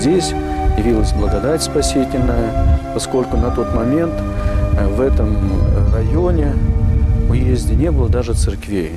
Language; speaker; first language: Russian; native; Russian